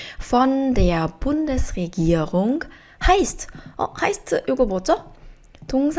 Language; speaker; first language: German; non-native, fluent; Korean